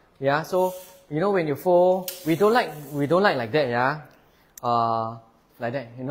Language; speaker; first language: English; non-native, local second language; Chinese